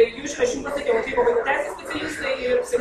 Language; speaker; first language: Lithuanian; native; Lithuanian